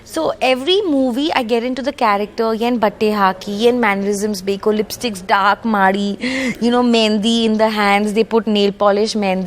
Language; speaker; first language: Kannada; non-native, learner; Punjabi